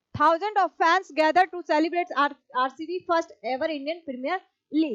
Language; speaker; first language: English; non-native, local second language; Hindi